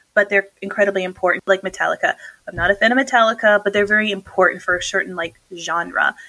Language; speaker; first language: English; native; English